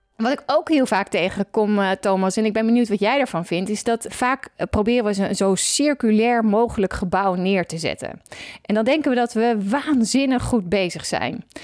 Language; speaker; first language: Dutch; native; Dutch